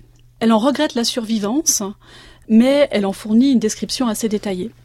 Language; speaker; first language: French; native; French